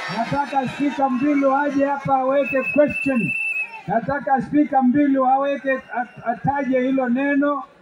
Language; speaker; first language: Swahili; non-native, local second language; Kamba